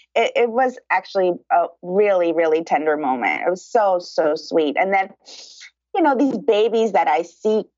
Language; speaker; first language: English; early bilingual, other home language; Spanish